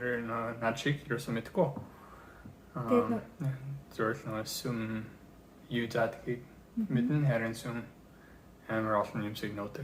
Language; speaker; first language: Mongolian; early bilingual, heritage; English